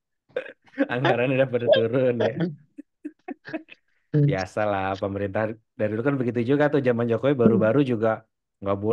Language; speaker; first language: Indonesian; native; Indonesian